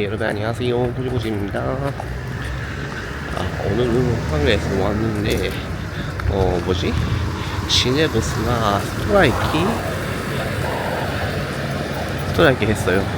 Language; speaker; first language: Korean; non-native, learner; Japanese